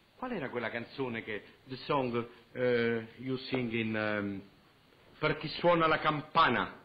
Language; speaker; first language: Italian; native; Italian